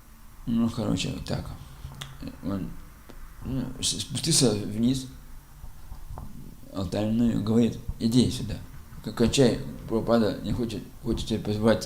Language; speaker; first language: Russian; non-native, local second language; Lithuanian